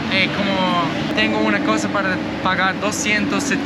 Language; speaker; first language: Spanish; non-native, learner; English